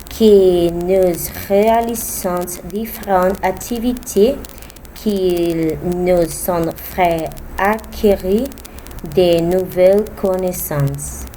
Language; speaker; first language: French; non-native, learner; Spanish